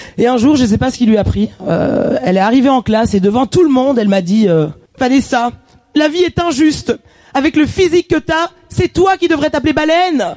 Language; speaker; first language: French; native; French